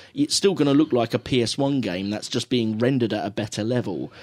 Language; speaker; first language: English; native; English